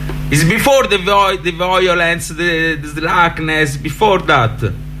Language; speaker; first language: English; non-native, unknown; Italian